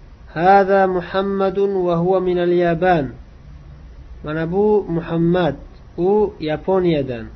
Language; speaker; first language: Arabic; non-native, fluent; Uzbek